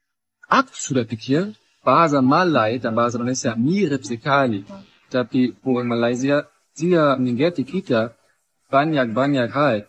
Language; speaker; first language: Indonesian; non-native, learner; English